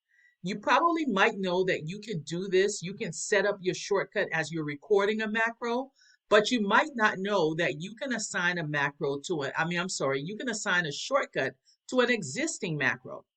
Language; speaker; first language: English; native; English